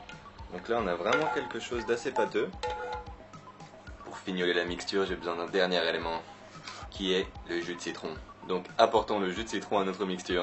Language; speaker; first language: French; native; French